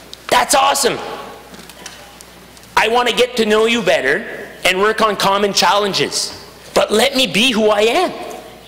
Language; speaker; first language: English; non-native, local second language; French